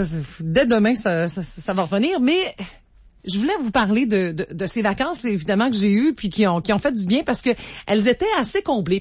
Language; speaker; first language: French; native; French